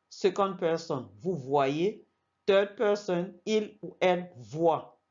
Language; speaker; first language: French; non-native, fluent; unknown